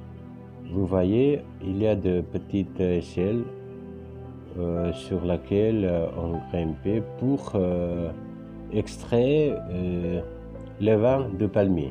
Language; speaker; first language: French; non-native, fluent; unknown